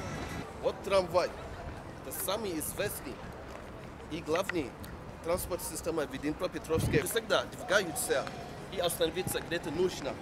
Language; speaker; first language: Russian; non-native, learner; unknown